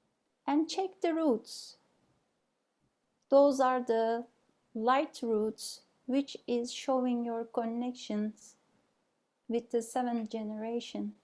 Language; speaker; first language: English; non-native, fluent; Turkish